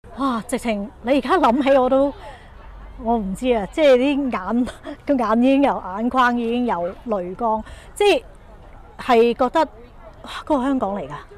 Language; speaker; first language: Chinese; non-native, local second language; Cantonese